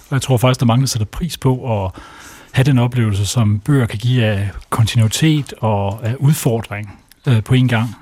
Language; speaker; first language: Danish; native; Danish